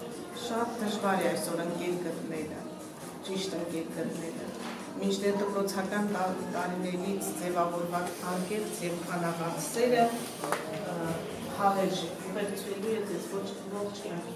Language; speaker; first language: Armenian; native; Armenian